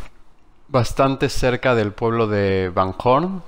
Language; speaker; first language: Spanish; native; Spanish